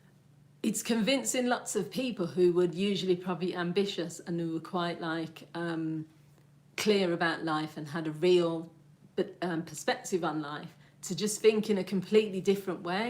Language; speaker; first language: English; native; English